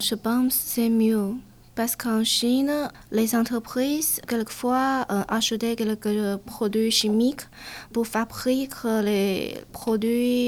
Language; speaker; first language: French; non-native, learner; Chinese